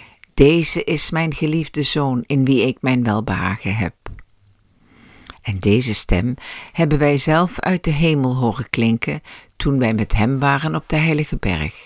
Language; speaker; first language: Dutch; native; Dutch